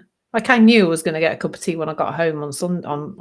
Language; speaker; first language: English; native; English